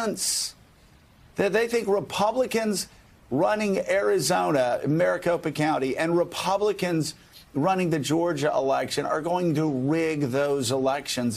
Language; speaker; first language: English; native; English